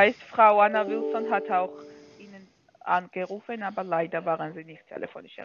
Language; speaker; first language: German; non-native, fluent; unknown